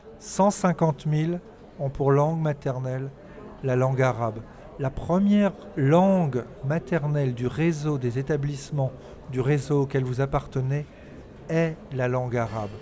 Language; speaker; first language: French; native; French